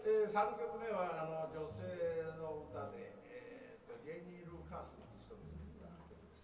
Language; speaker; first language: Japanese; native; Japanese